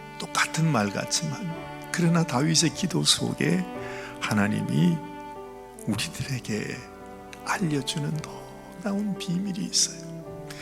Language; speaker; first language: Korean; native; Korean